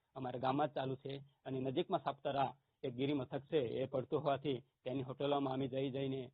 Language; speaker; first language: Gujarati; non-native, local second language; Bhili